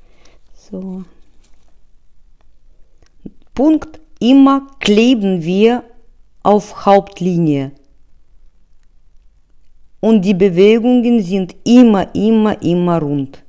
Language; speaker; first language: German; non-native, learner; Russian